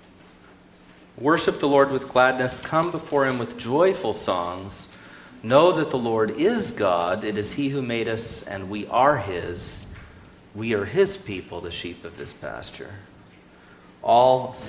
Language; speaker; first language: English; native; English